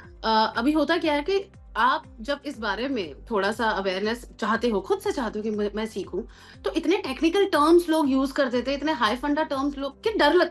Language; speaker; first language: Hindi; native; Hindi